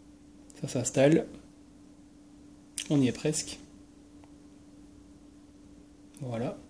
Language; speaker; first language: French; native; French